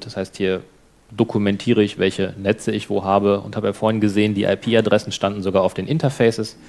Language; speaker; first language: German; native; German